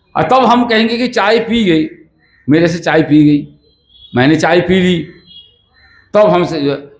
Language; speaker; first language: Hindi; non-native, local second language; Bangla